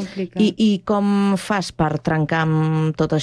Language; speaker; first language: Catalan; native; Catalan